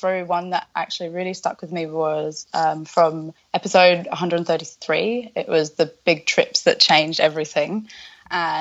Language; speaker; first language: English; native; English